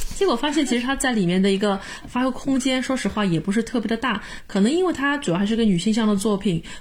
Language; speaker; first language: Chinese; native; Chinese